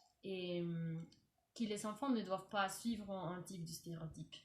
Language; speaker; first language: French; non-native, learner; Spanish